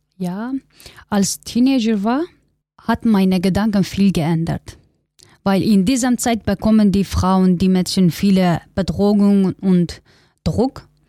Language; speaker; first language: German; non-native, learner; Kurdish